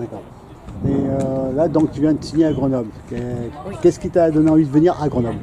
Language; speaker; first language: French; native; French